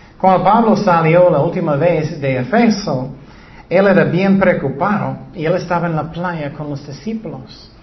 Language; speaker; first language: Spanish; non-native, learner; English